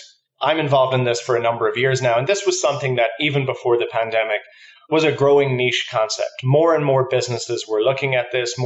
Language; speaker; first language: English; native; English